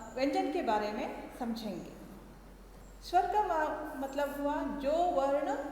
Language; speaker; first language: Hindi; non-native, local second language; Kannada